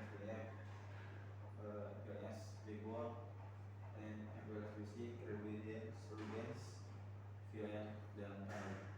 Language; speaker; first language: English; non-native, learner; Indonesian